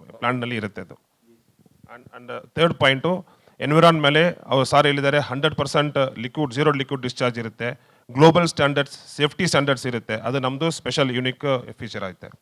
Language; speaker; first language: Kannada; non-native, learner; Tamil